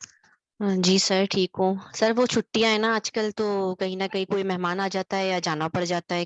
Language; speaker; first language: Hindi; native; Hindi